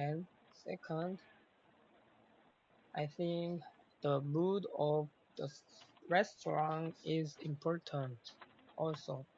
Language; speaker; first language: English; non-native, learner; Korean